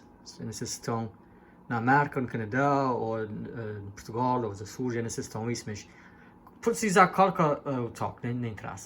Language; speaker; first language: Portuguese; early bilingual, heritage; Portuguese